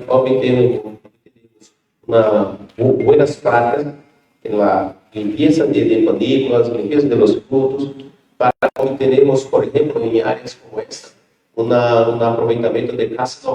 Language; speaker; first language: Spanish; non-native, learner; Portuguese